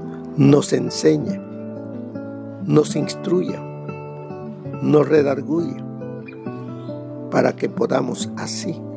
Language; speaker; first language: Spanish; native; Spanish